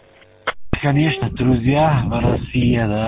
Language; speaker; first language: Russian; non-native, learner; German